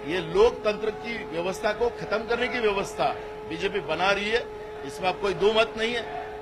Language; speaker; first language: Hindi; non-native, local second language; Marathi